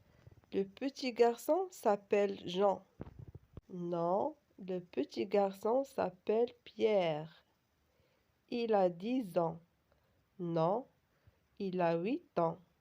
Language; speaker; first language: French; non-native, local second language; Arabic